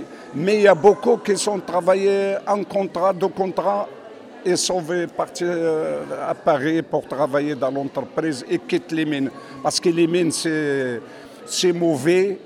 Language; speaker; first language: French; non-native, fluent; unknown